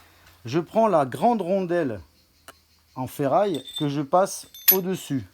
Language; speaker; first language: French; native; French